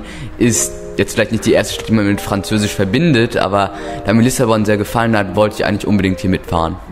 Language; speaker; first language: German; native; German